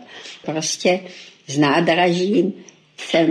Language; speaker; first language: Czech; native; Czech